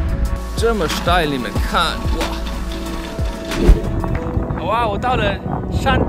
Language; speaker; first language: Chinese; non-native, learner; German